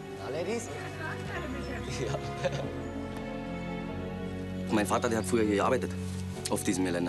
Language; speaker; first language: German; native; German